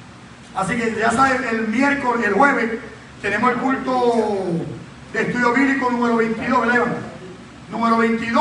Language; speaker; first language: Spanish; native; Spanish